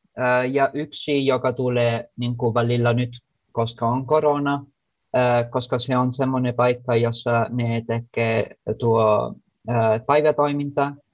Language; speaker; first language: Finnish; non-native, fluent; Italian